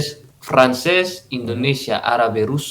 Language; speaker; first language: Spanish; non-native, fluent; Indonesian